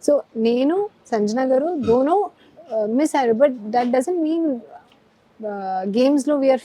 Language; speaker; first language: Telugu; non-native, local second language; Hindi